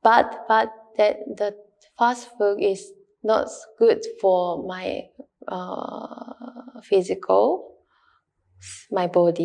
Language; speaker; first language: English; non-native, learner; Japanese